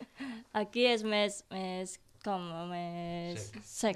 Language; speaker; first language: Catalan; non-native, learner; Indonesian